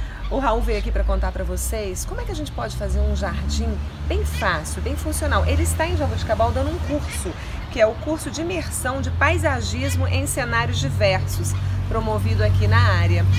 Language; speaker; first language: Portuguese; native; Portuguese